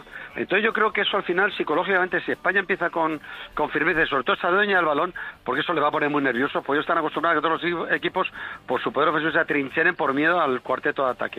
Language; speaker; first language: Spanish; native; Spanish